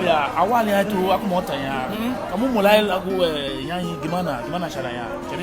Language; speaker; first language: Indonesian; non-native, fluent; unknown